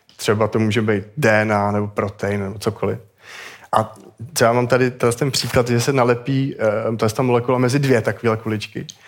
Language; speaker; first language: Czech; native; Czech